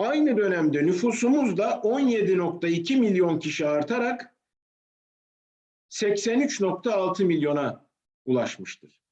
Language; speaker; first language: Turkish; native; Turkish